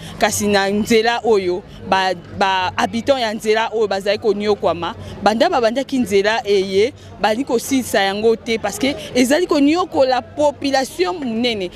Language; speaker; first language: Lingala; native; Lingala